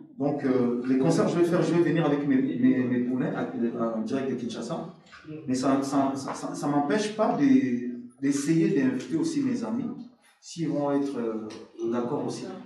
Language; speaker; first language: French; non-native, local second language; Lingala